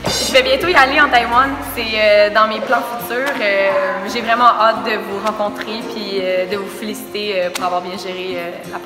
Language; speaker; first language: French; native; French